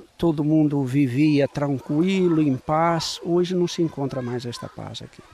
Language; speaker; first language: Portuguese; native; Portuguese